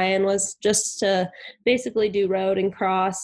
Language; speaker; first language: English; native; English